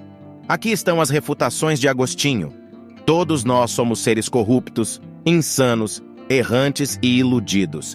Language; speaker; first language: Portuguese; native; Portuguese